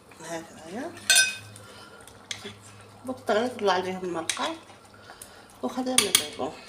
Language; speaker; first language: Arabic; native; Arabic